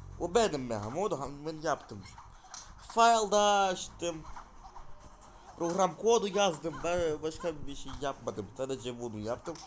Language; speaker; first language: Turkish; non-native, learner; Russian